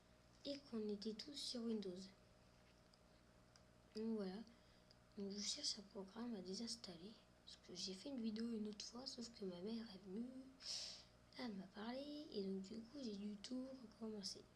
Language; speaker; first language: French; native; French